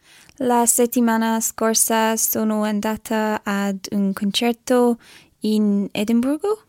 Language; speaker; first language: Italian; non-native, learner; English